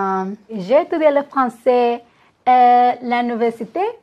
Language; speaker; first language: French; non-native, learner; English